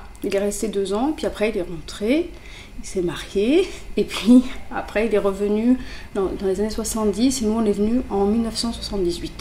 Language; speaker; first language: French; early bilingual, other home language; Kabyle